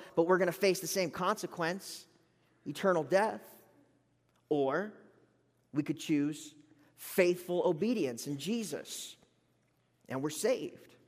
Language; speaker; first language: English; native; English